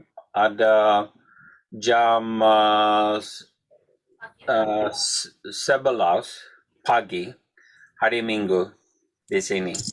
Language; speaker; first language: Indonesian; non-native, learner; English